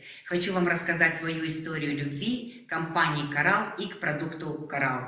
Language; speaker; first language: Russian; native; Russian